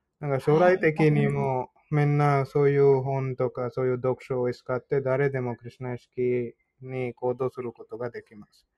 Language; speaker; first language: Japanese; non-native, fluent; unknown